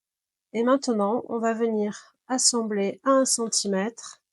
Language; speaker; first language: French; native; French